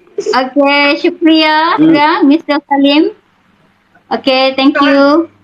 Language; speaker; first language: Malay; native; Malay